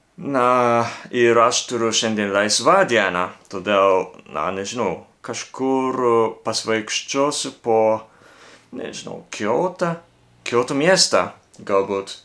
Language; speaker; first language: Lithuanian; non-native, fluent; Japanese